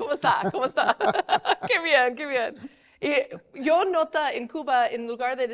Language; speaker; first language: Spanish; non-native, fluent; English